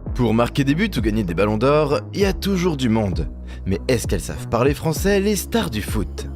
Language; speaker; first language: French; native; French